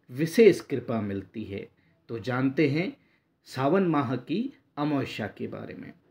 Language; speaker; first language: Hindi; native; Hindi